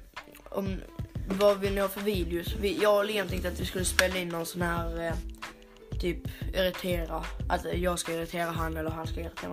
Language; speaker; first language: Swedish; native; Swedish